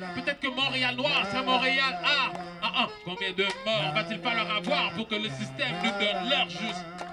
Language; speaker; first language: French; native; French